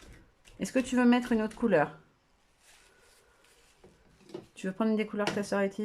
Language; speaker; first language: French; native; French